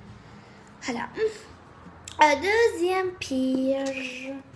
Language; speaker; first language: French; native; French